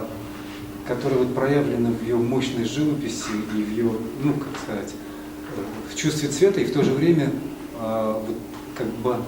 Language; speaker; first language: Russian; native; Russian